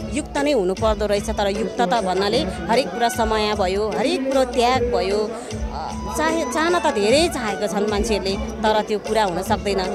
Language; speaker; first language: Nepali; non-native, local second language; Limbu